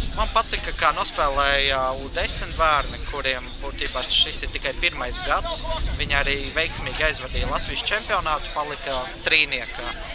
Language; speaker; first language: Latvian; native; Latvian